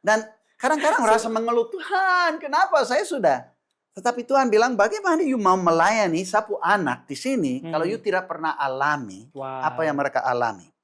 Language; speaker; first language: Indonesian; non-native, fluent; English